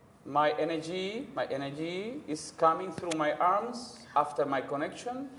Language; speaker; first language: English; non-native, learner; Spanish